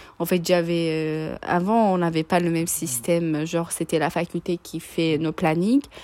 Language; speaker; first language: French; non-native, local second language; Arabic